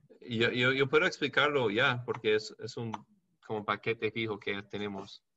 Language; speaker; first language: Spanish; non-native, learner; English